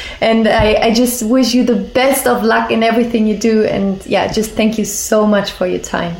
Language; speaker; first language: English; non-native, fluent; German